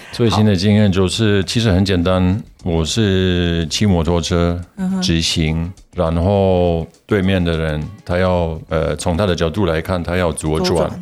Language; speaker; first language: Chinese; non-native, fluent; German